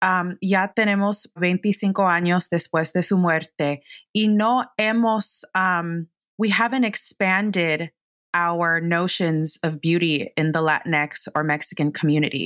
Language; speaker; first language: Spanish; early bilingual, heritage; English